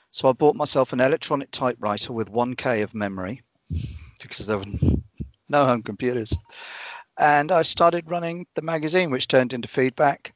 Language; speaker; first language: English; native; English